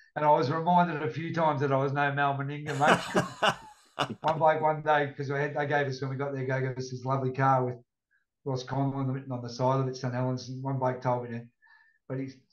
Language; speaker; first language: English; native; English